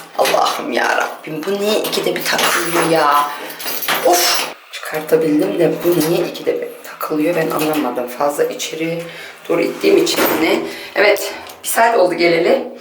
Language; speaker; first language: Turkish; early bilingual, heritage; Turkish